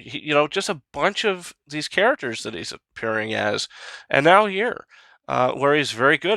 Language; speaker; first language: English; native; English